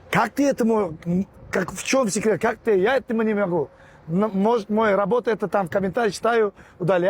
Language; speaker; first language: Russian; non-native, local second language; Turkmen